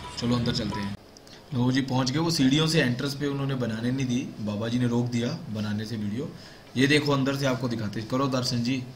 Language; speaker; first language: Hindi; non-native, local second language; Punjabi